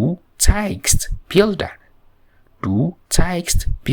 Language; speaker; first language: German; non-native, fluent; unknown